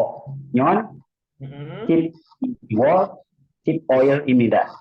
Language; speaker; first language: Korean; non-native, learner; Indonesian